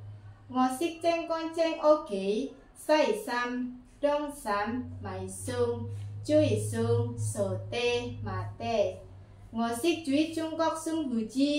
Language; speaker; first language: Cantonese; non-native, learner; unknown